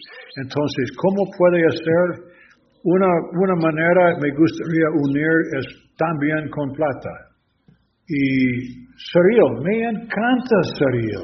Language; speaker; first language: Spanish; non-native, learner; English